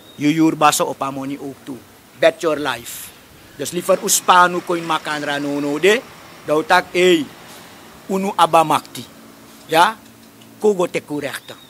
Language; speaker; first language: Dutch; native; Dutch